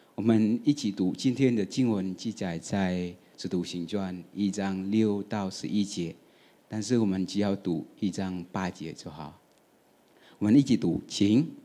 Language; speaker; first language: Chinese; non-native, fluent; Vietnamese